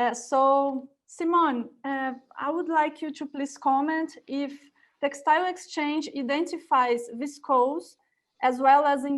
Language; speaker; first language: English; non-native, fluent; Portuguese